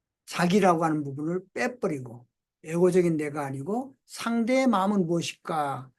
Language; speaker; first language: Korean; native; Korean